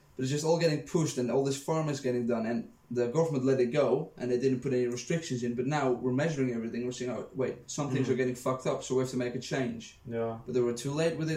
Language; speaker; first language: English; non-native, fluent; Dutch